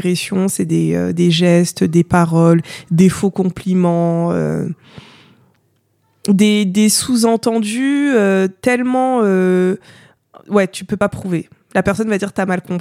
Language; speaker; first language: French; native; French